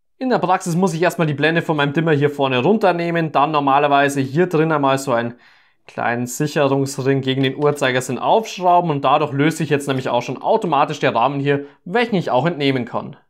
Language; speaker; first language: German; native; German